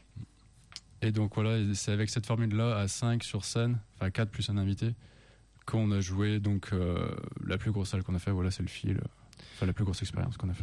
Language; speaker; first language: French; native; French